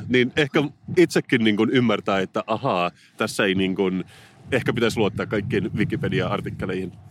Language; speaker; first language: Finnish; non-native, local second language; Swedish